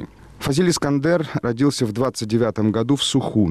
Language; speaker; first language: Russian; native; Russian